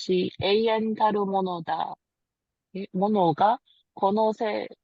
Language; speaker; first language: Japanese; non-native, learner; Korean